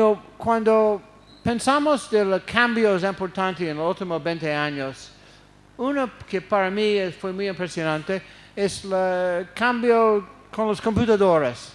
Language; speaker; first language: Spanish; non-native, fluent; English